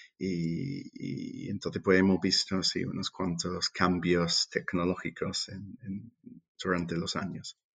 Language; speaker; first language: Spanish; non-native, fluent; English